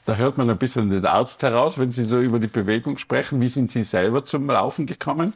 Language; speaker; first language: German; native; German